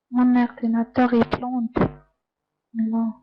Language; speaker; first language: French; non-native, learner; Arabic